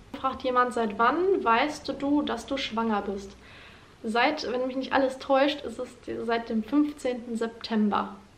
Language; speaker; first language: German; native; German